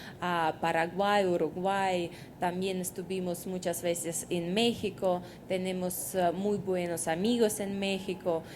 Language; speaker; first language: Spanish; non-native, fluent; Russian